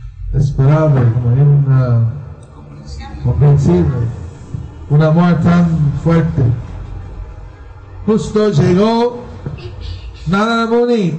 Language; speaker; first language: Spanish; non-native, learner; Bangla